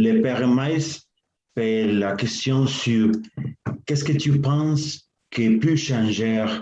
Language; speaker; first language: French; non-native, learner; Spanish